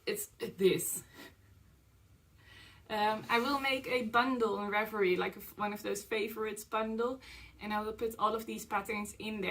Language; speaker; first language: English; non-native, fluent; Dutch